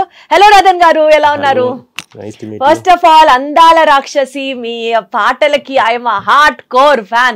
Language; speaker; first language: Telugu; native; Telugu